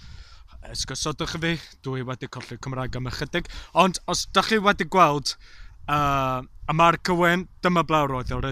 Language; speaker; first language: Welsh; non-native, learner; English